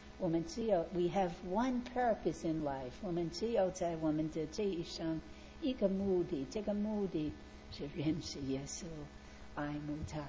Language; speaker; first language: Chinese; non-native, fluent; English